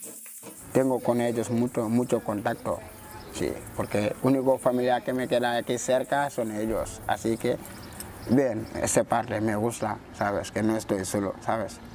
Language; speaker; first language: Spanish; non-native, learner; Wolof